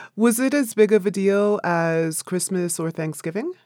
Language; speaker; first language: English; native; English